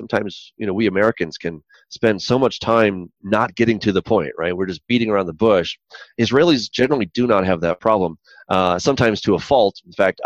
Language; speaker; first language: English; native; English